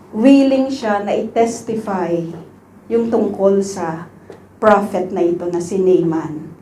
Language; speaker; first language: Filipino; non-native, local second language; Iloko